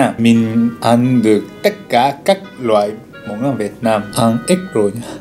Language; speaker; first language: Vietnamese; non-native, learner; Japanese